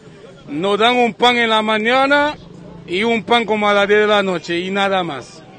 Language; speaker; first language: Spanish; non-native, fluent; Haitian Creole